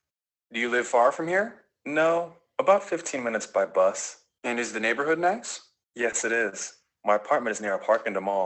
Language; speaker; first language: English; non-native, learner; Spanish